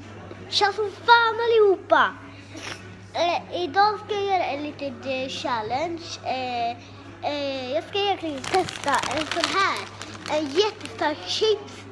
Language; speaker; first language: Swedish; early bilingual, other home language; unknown